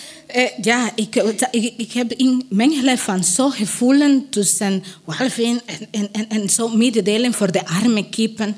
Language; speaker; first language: Dutch; non-native, learner; Spanish